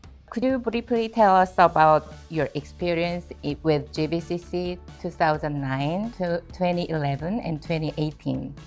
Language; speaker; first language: English; non-native, fluent; Korean